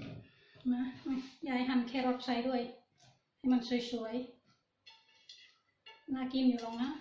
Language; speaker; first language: Thai; non-native, local second language; Northeastern Thai